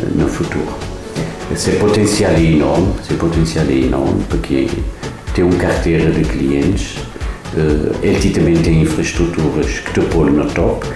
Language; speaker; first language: Portuguese; non-native, fluent; Kabuverdianu